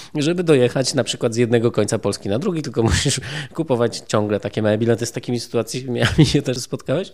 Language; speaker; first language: Polish; native; Polish